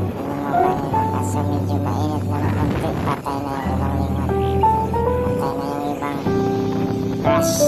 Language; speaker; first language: Filipino; non-native, local second language; Cebuano